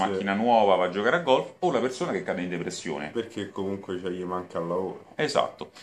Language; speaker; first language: Italian; native; Italian